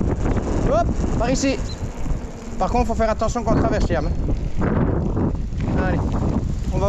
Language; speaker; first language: French; native; French